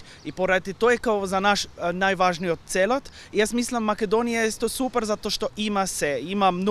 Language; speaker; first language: Macedonian; non-native, learner; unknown